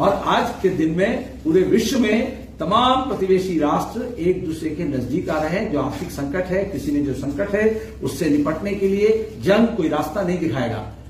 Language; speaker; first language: Hindi; non-native, local second language; Bangla